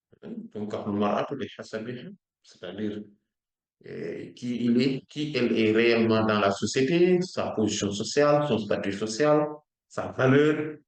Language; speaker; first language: French; non-native, local second language; Wolof